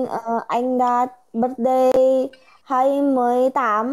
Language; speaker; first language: Vietnamese; non-native, learner; Indonesian